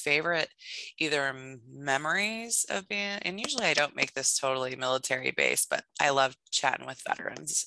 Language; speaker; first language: English; native; English